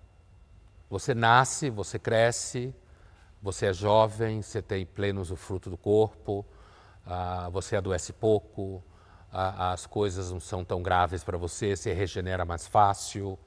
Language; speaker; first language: Portuguese; native; Portuguese